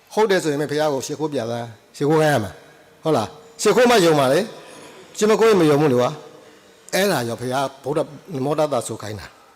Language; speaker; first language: Burmese; native; Burmese